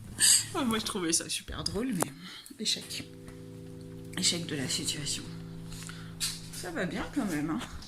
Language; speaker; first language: French; native; French